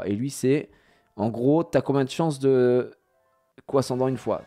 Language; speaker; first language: French; native; French